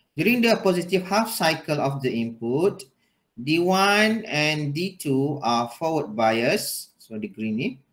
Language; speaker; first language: English; non-native, local second language; Malay